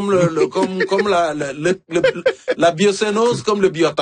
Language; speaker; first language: French; native; French